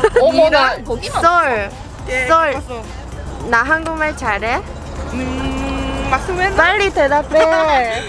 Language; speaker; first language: Korean; early bilingual, heritage; Korean